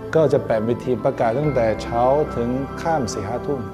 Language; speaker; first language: Thai; non-native, fluent; Chinese